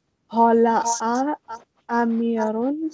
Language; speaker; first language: Arabic; non-native, learner; Malay